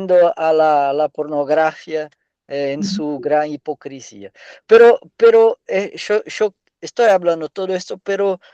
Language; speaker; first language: Spanish; non-native, fluent; Portuguese